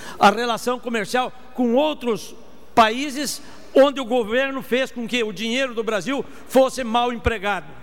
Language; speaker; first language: Portuguese; native; Portuguese